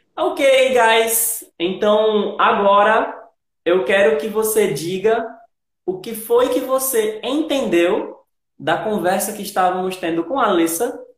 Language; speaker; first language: Portuguese; native; Portuguese